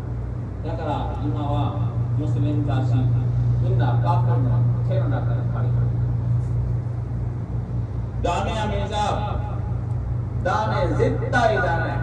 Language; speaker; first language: Japanese; non-native, learner; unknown